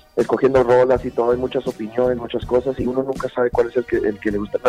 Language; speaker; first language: Spanish; early bilingual, heritage; Spanish